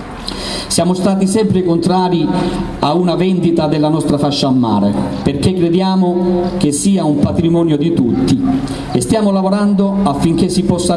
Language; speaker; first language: Italian; native; Italian